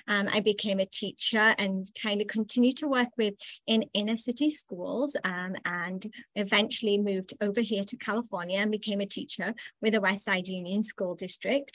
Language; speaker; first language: English; native; English